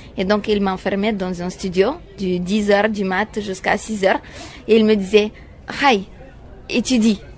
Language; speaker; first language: French; non-native, fluent; Romanian